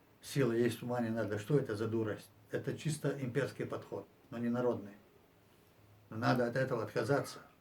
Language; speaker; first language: Russian; non-native, local second language; Chechen